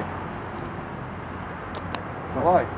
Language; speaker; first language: English; non-native, learner; Bosnian